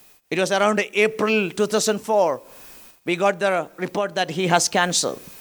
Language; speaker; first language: English; non-native, local second language; Malayalam